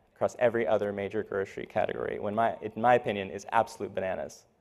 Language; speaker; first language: English; native; English